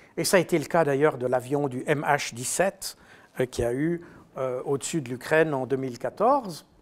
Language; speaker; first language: French; native; French